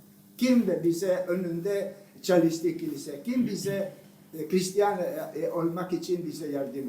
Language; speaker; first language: Turkish; non-native, learner; Italian